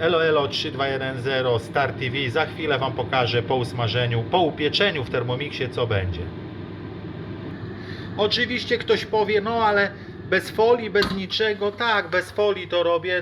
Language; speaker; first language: Polish; native; Polish